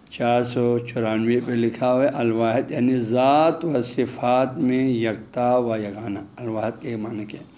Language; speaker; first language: Urdu; non-native, local second language; Balti